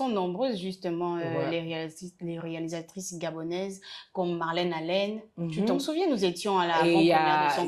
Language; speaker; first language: French; native; French